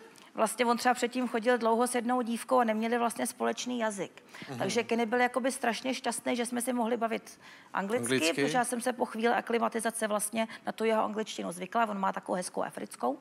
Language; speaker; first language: Czech; native; Czech